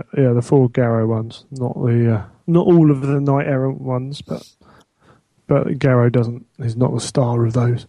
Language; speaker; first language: English; native; English